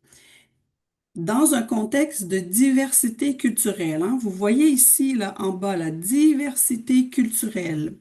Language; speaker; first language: French; native; French